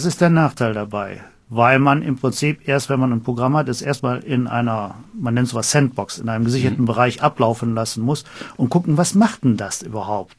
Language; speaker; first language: German; native; German